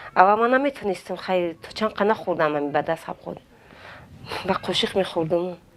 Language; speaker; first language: Tajik; non-native, fluent; Avaric